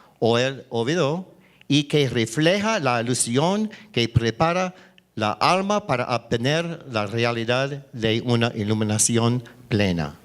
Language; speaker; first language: Spanish; non-native, learner; English